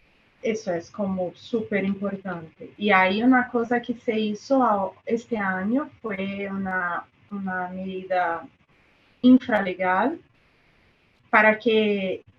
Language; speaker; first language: Spanish; non-native, fluent; Portuguese